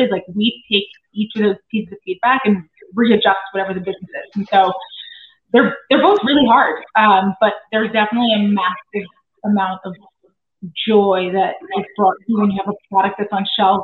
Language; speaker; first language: English; native; English